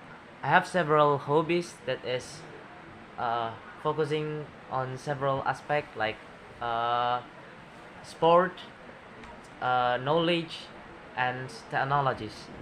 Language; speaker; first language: English; non-native, learner; Indonesian